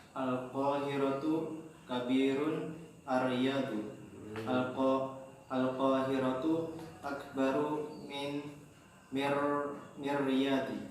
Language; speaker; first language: Arabic; non-native, learner; Indonesian